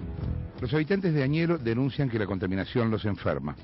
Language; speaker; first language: Spanish; native; Spanish